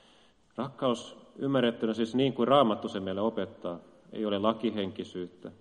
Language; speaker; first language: Finnish; native; Finnish